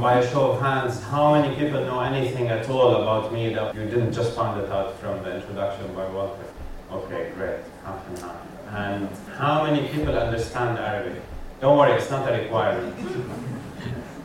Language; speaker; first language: English; non-native, fluent; Arabic